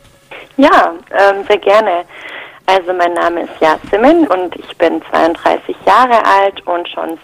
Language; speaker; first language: German; early bilingual, other home language; Turkish